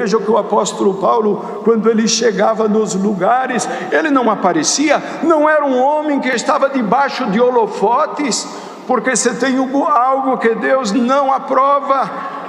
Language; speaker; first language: Portuguese; native; Portuguese